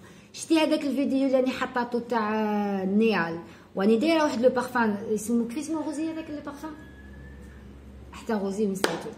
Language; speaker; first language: Arabic; native; Arabic